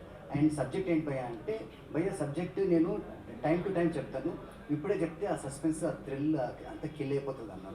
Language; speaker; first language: Telugu; native; Telugu